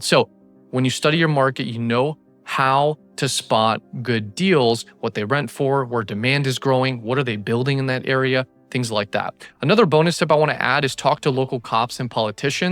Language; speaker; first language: English; native; English